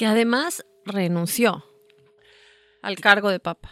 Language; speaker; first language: Spanish; native; Spanish